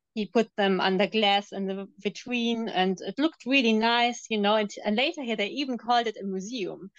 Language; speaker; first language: English; non-native, fluent; German